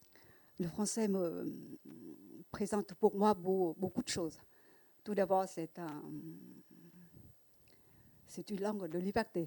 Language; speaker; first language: French; non-native, fluent; Vietnamese